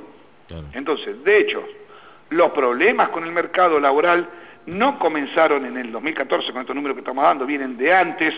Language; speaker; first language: Spanish; native; Spanish